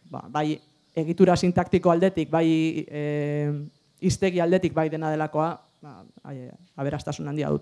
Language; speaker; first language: Basque; native; Basque